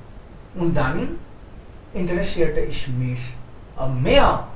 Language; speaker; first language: German; non-native, fluent; Hindi